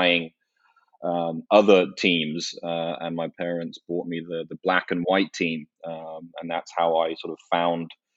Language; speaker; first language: English; native; English